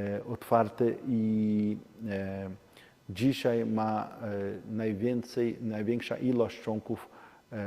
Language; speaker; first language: Polish; non-native, learner; Portuguese